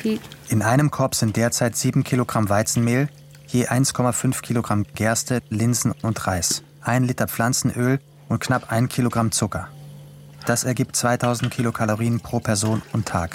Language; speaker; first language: German; native; German